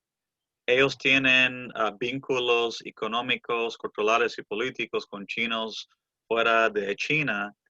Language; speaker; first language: Spanish; early bilingual, heritage; English